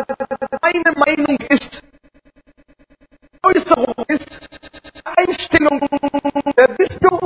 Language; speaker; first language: German; non-native, learner; Arabic